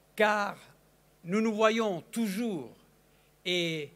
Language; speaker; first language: French; non-native, fluent; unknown